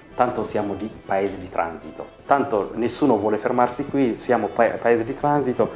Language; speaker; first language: Italian; non-native, fluent; Tigrinya